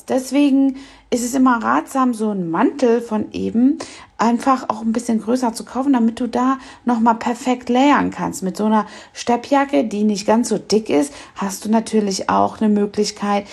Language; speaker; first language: German; native; German